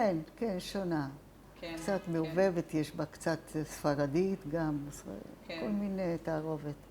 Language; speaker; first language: Hebrew; non-native, fluent; Italian